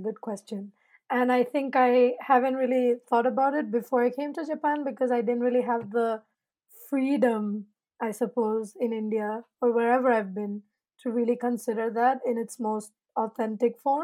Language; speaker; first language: English; non-native, local second language; Malayalam